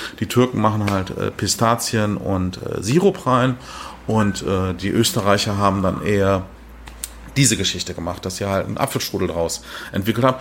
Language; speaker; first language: German; early bilingual, other home language; Turkish